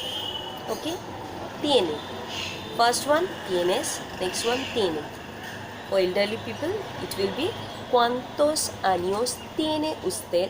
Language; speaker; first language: Spanish; non-native, fluent; Bangla